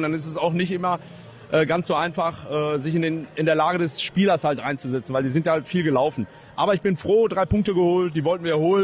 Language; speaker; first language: German; native; German